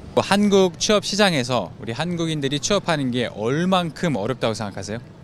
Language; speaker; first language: Korean; native; Korean